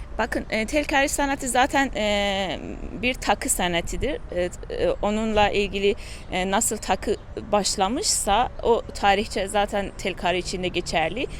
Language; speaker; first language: Turkish; non-native, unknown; Persian